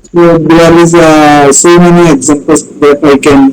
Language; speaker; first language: English; non-native, learner; Bangla